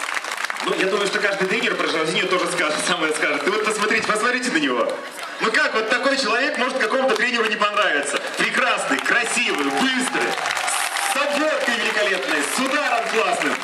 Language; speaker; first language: Russian; native; Russian